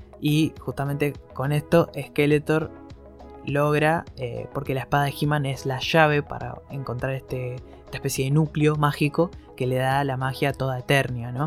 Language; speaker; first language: Spanish; native; Spanish